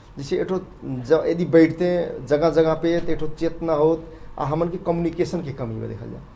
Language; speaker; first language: Bhojpuri; non-native, local second language; Dangaura Tharu